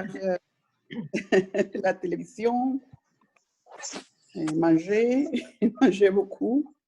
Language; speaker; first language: French; non-native, learner; Spanish